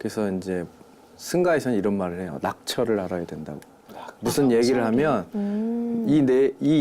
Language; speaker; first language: Korean; native; Korean